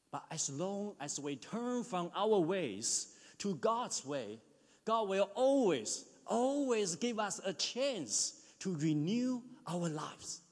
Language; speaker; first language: English; non-native, fluent; Chinese